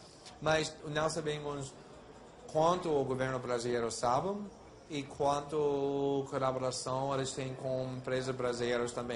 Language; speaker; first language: Portuguese; non-native, fluent; English